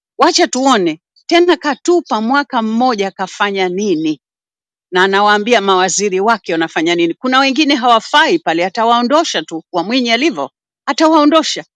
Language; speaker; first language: Swahili; native; Swahili